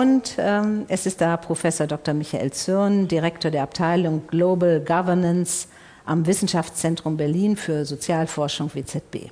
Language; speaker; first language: German; native; German